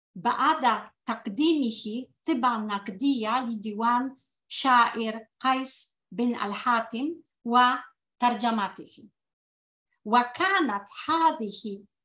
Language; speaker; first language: Arabic; non-native, fluent; Polish